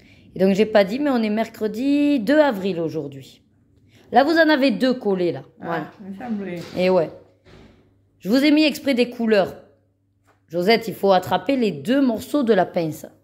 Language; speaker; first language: French; native; French